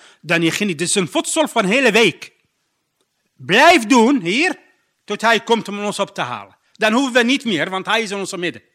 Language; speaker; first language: Dutch; non-native, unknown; Arabic